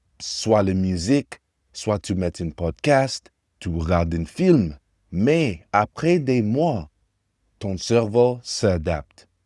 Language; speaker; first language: French; non-native, fluent; English